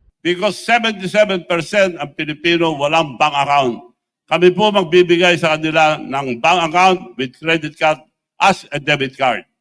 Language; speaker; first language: Filipino; non-native, local second language; Iloko